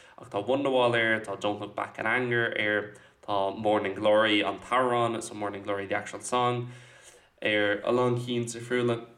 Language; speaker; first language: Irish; non-native, local second language; English